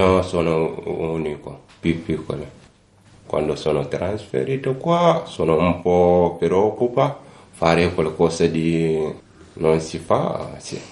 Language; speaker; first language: Italian; non-native, learner; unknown